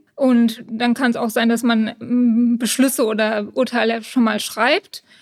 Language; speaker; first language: German; native; German